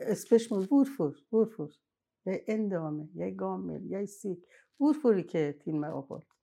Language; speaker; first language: Norwegian; non-native, learner; Persian